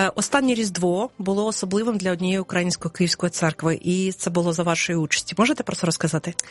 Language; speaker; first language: Ukrainian; native; Ukrainian